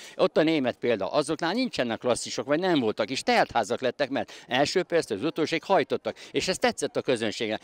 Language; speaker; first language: Hungarian; native; Hungarian